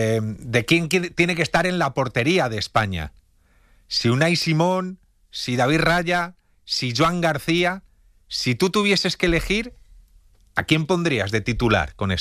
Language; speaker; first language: Spanish; native; Spanish